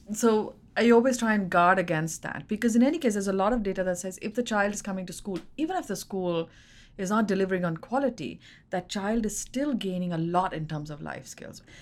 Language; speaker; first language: English; non-native, local second language; Hindi